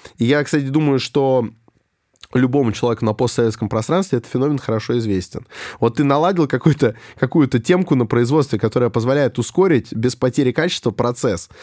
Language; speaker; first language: Russian; native; Russian